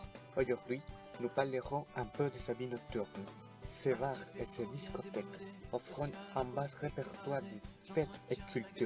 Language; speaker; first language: French; non-native, learner; Spanish